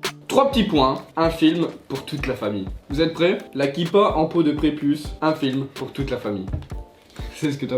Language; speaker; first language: French; native; French